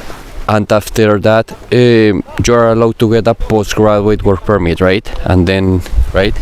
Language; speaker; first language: English; non-native, fluent; Spanish